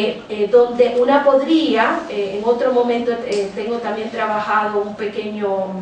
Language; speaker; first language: Spanish; native; Spanish